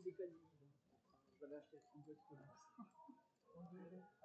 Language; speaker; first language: French; native; French